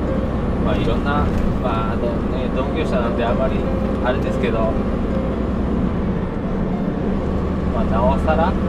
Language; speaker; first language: Japanese; native; Japanese